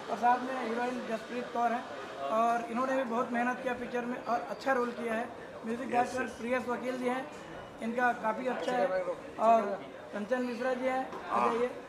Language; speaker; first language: Hindi; native; Hindi